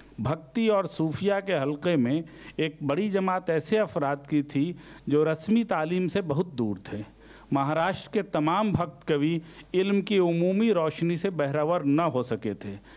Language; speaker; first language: Urdu; native; Urdu